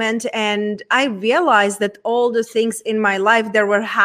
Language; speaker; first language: English; non-native, fluent; Czech